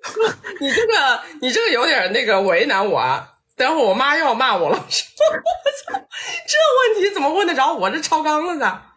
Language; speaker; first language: Chinese; native; Chinese